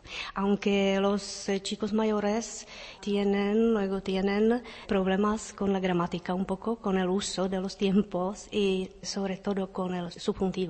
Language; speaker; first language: Spanish; non-native, fluent; Czech